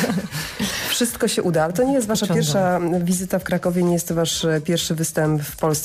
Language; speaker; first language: Polish; native; Polish